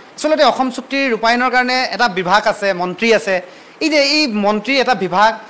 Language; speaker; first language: Assamese; native; Assamese